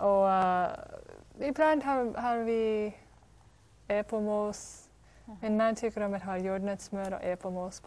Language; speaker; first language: Swedish; non-native, fluent; English